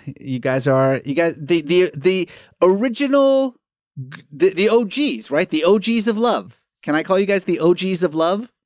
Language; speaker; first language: English; early bilingual, other home language; Persian